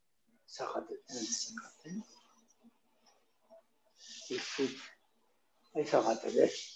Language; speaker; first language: Japanese; native; Japanese